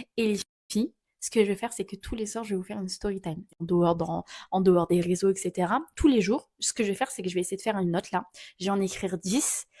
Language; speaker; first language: French; early bilingual, other home language; Arabic